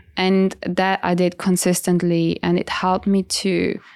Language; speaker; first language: English; non-native, fluent; Italian